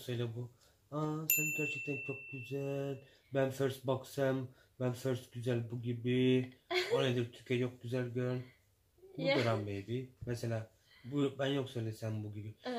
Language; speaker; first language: Turkish; non-native, learner; English